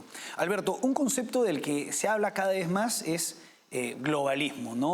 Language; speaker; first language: Spanish; native; Spanish